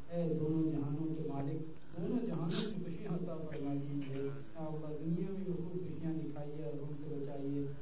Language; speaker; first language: Urdu; native; Urdu